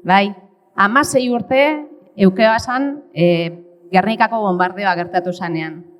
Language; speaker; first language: Basque; native; Basque